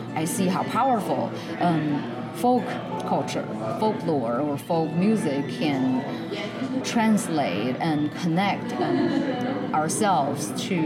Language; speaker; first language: English; non-native, fluent; Chinese